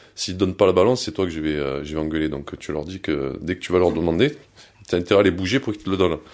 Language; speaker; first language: French; native; French